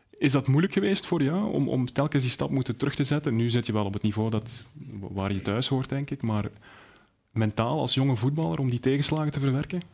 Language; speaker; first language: Dutch; native; Dutch